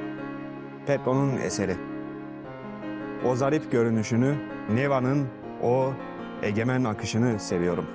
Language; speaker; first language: Turkish; native; Turkish